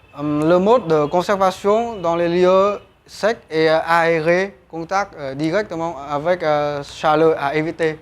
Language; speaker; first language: French; non-native, learner; Vietnamese